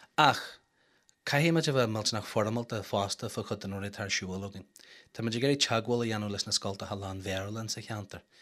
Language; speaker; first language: Irish; non-native, local second language; English